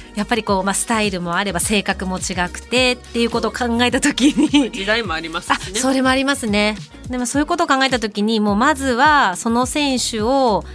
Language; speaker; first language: Japanese; native; Japanese